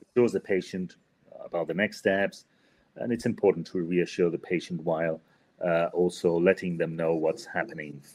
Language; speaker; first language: English; non-native, fluent; Spanish